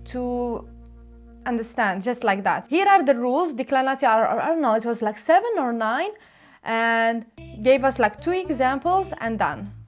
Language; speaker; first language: English; non-native, local second language; Arabic